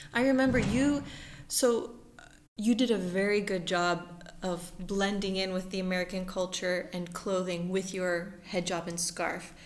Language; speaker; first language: English; early bilingual, other home language; Persian